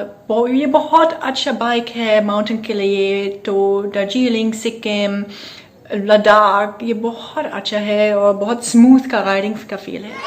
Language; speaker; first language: Hindi; non-native, learner; English